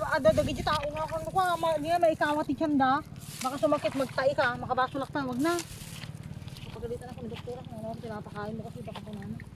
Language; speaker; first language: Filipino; non-native, local second language; Iloko